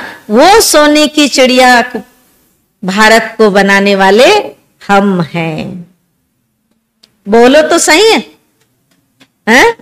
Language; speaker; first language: Hindi; native; Hindi